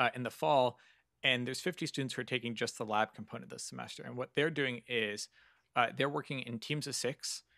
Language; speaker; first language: English; native; English